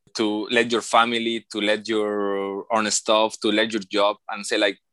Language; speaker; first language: English; non-native, learner; Spanish